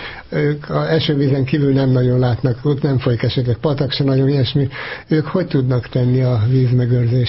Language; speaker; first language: Hungarian; native; Hungarian